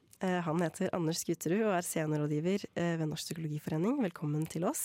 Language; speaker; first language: Norwegian; native; Norwegian